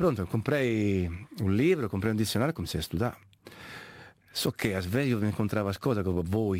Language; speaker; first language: Portuguese; non-native, fluent; Italian